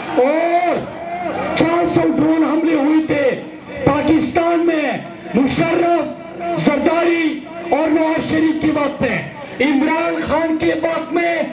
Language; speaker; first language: Urdu; non-native, local second language; Pashto